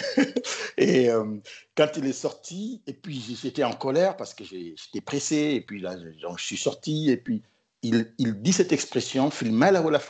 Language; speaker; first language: French; non-native, local second language; Lingala